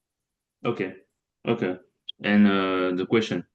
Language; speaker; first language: English; non-native, fluent; French